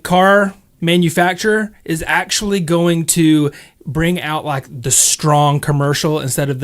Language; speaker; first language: English; native; English